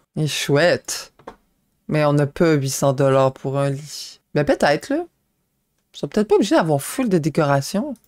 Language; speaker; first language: French; native; French